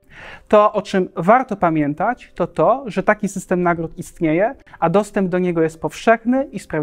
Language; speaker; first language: Polish; native; Polish